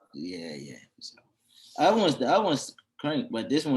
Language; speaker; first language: English; native; English